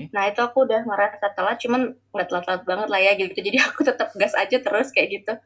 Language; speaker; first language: Indonesian; native; Indonesian